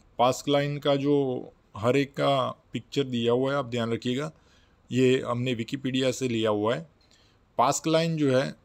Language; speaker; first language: Hindi; non-native, local second language; Gujarati